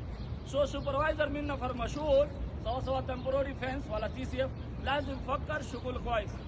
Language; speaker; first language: Arabic; non-native, learner; Hindi